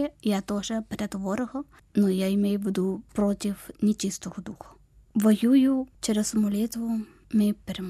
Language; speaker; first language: Ukrainian; non-native, fluent; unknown